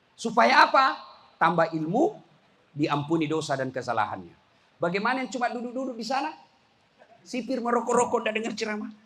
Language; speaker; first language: Indonesian; native; Indonesian